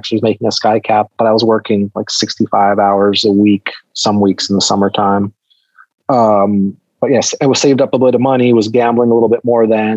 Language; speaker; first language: English; native; English